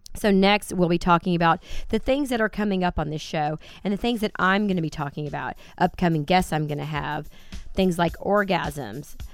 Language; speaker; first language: English; native; English